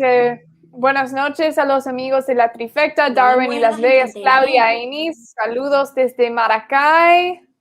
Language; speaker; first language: Spanish; non-native, fluent; English